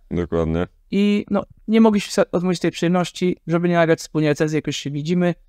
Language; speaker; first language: Polish; native; Polish